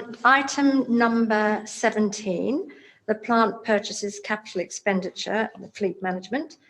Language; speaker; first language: English; native; English